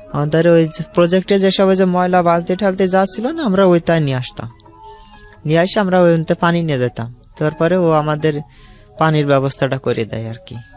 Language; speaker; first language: Bangla; native; Bangla